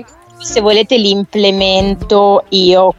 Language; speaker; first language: Italian; native; Italian